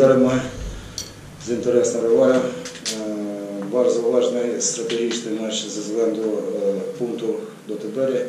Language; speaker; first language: Polish; non-native, learner; Ukrainian